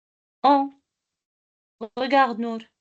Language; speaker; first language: French; non-native, local second language; Arabic